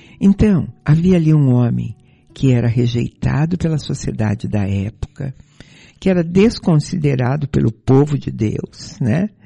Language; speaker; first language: Portuguese; native; Portuguese